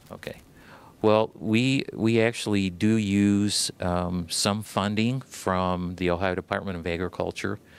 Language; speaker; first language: English; native; English